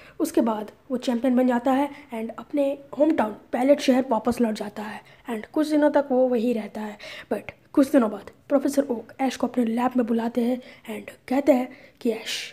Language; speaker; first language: Hindi; native; Hindi